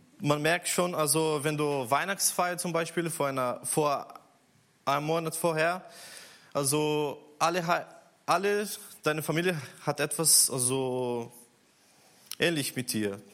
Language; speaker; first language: German; non-native, learner; Portuguese